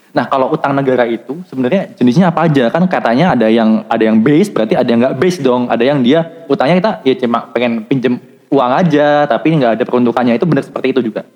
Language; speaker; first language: Indonesian; native; Indonesian